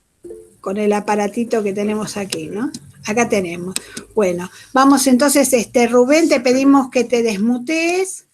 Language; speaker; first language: Spanish; native; Spanish